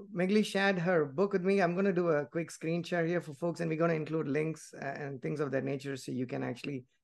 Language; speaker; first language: English; non-native, local second language; Tamil